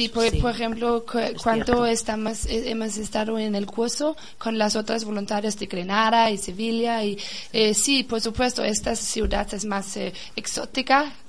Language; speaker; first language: Spanish; non-native, learner; Danish